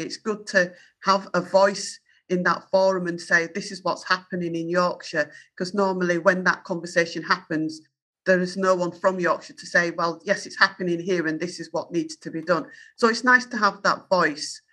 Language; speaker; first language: English; native; English